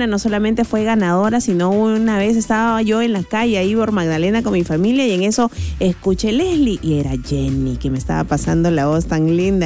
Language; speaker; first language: Spanish; native; Spanish